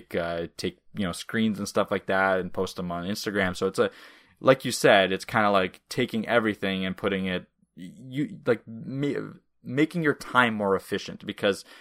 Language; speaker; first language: English; non-native, fluent; Russian